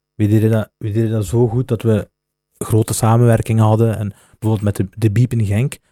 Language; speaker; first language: Dutch; native; Dutch